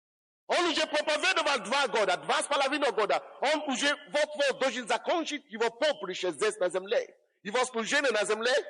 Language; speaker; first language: Russian; non-native, fluent; Yoruba